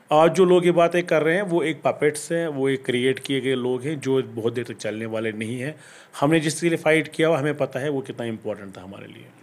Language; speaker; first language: Hindi; non-native, local second language; Kashmiri